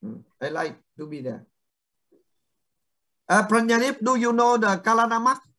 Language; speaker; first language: English; non-native, fluent; Vietnamese